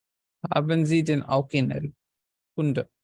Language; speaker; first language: German; non-native, learner; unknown